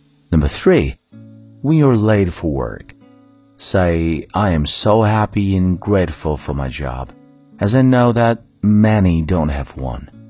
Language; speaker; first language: English; non-native, fluent; Chinese